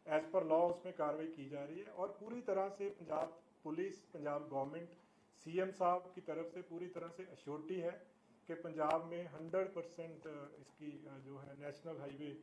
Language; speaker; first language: Hindi; non-native, local second language; Punjabi